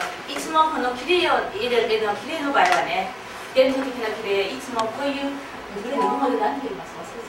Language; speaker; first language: Japanese; non-native, fluent; Chinese